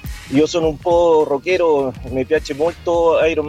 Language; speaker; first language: Italian; non-native, learner; Spanish